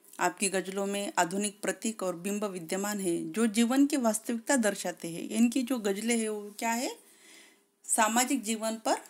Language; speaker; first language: Hindi; non-native, local second language; Marathi